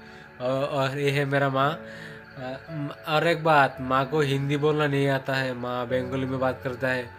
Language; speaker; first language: Hindi; non-native, local second language; Bangla